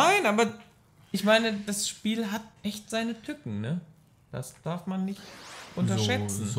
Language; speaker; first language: German; native; German